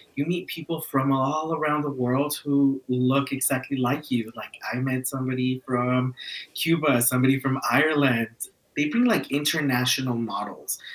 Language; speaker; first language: English; early bilingual, other home language; Spanish